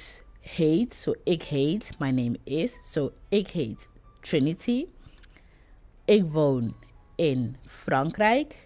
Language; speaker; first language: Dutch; non-native, fluent; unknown